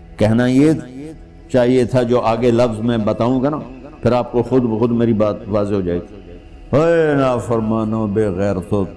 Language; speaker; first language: Urdu; non-native, local second language; Punjabi